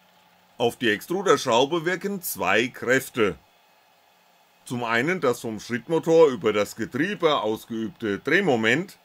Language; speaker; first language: German; native; German